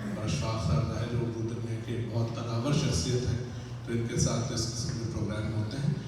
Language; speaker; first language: Urdu; native; Urdu